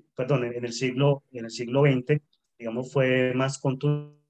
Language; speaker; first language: Spanish; native; Spanish